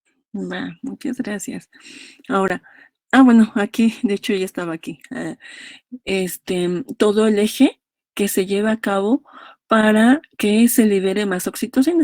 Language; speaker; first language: Spanish; native; Spanish